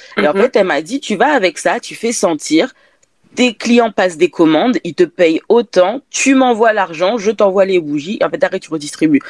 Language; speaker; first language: French; native; French